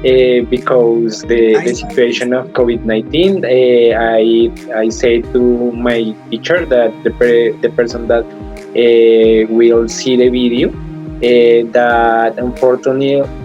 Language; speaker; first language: English; non-native, learner; Spanish